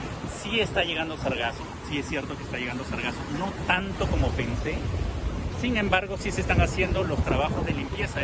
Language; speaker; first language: Spanish; native; Spanish